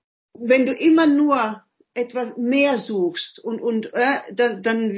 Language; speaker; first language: German; early bilingual, other home language; Italian